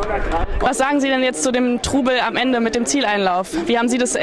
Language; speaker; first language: German; native; German